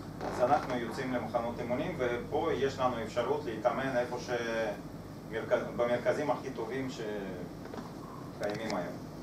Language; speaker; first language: Hebrew; non-native, fluent; Russian